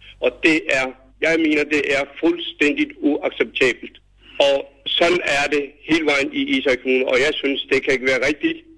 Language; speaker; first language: Danish; non-native, fluent; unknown